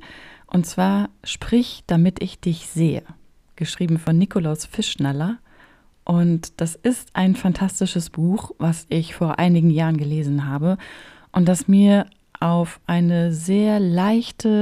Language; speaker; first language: German; native; German